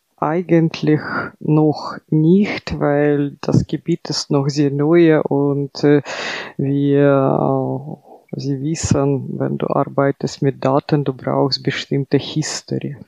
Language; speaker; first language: German; non-native, fluent; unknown